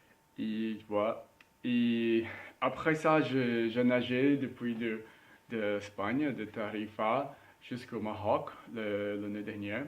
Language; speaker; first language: French; non-native, learner; Spanish